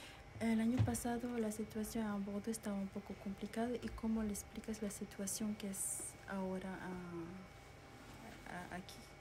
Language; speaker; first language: French; non-native, learner; Spanish